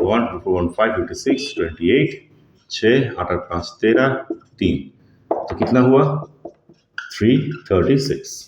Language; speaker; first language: Hindi; non-native, local second language; Bangla